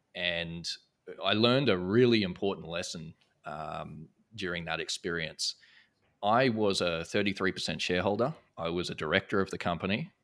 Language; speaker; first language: English; native; English